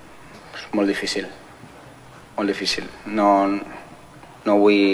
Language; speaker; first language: Catalan; non-native, fluent; Spanish